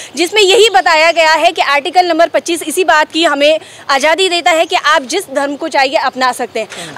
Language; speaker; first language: Hindi; native; Hindi